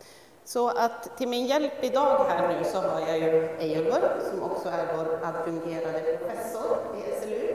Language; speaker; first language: Swedish; native; Swedish